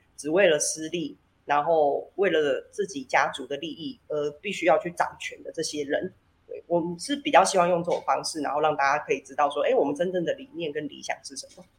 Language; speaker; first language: Chinese; native; Chinese